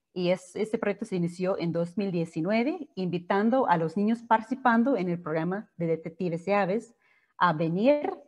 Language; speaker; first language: Spanish; non-native, fluent; English